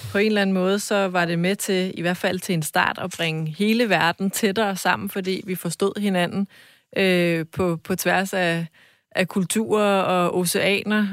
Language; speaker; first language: Danish; early bilingual, other home language; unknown